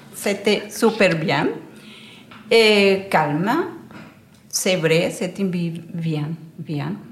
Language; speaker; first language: French; non-native, learner; Spanish